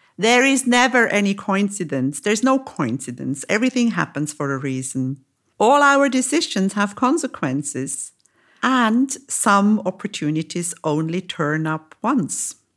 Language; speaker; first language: English; non-native, fluent; German